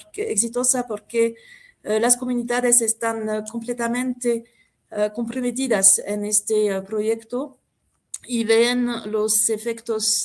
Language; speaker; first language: Spanish; non-native, fluent; French